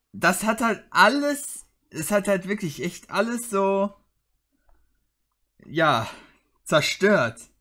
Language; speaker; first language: German; native; German